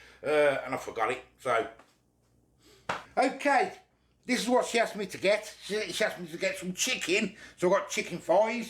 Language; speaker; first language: English; native; English